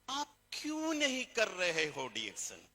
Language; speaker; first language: Hindi; non-native, fluent; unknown